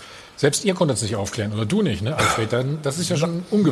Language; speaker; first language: German; native; German